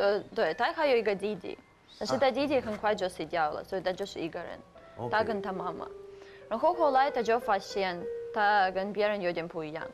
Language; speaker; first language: Chinese; non-native, learner; English